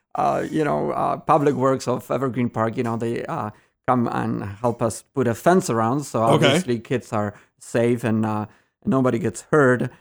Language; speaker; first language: English; non-native, fluent; Polish